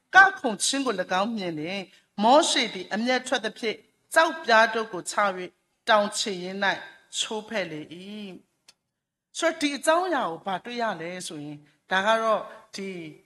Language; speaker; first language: Burmese; non-native, local second language; S'gaw Karen